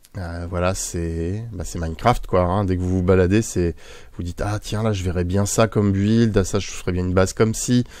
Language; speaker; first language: French; native; French